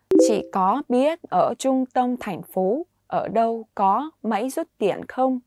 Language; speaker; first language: Vietnamese; non-native, fluent; Korean